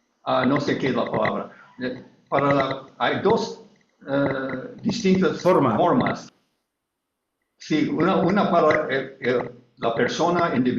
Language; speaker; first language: Spanish; non-native, learner; English